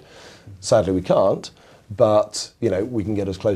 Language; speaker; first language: English; native; English